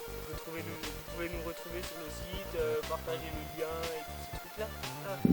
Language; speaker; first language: French; native; French